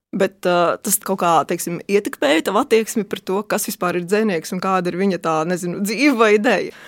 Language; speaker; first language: Latvian; native; Latvian